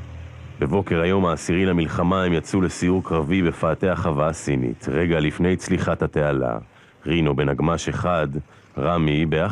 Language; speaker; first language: Hebrew; native; Hebrew